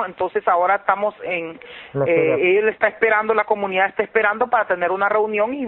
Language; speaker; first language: Spanish; native; Spanish